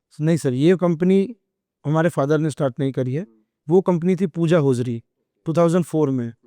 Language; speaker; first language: Hindi; non-native, local second language; Gujarati